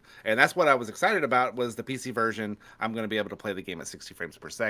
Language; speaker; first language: English; native; English